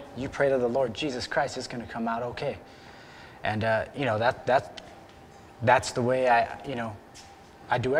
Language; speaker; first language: English; native; English